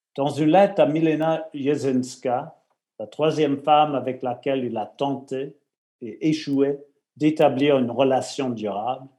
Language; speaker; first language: French; non-native, fluent; English